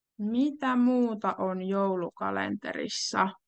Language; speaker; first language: Finnish; native; Finnish